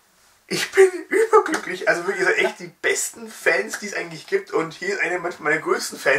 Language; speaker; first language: German; native; German